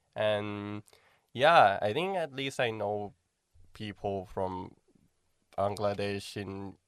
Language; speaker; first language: English; non-native, fluent; Thai